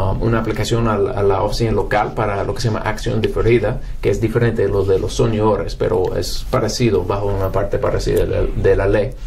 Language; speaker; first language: Spanish; non-native, fluent; English